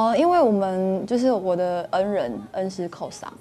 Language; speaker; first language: Chinese; non-native, local second language; Min Nan Chinese